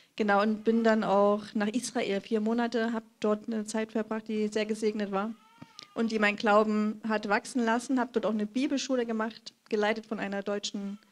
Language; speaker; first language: German; native; German